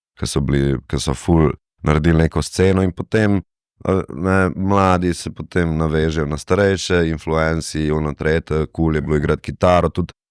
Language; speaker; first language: Slovenian; native; Slovenian